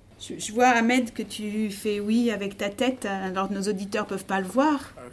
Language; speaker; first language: French; native; French